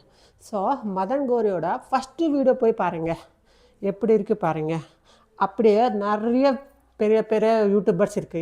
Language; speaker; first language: Tamil; non-native, local second language; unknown